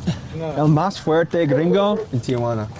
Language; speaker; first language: Spanish; non-native, learner; English